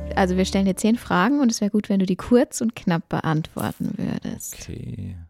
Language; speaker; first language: German; native; German